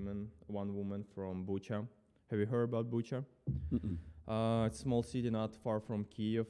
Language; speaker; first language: English; non-native, fluent; Ukrainian